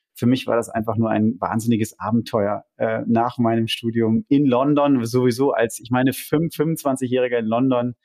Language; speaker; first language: German; native; German